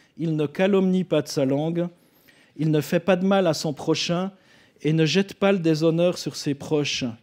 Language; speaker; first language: French; native; French